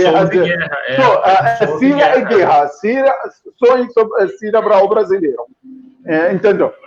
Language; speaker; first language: Portuguese; non-native, fluent; Arabic